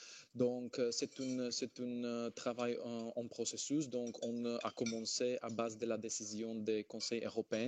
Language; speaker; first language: French; non-native, fluent; Slovak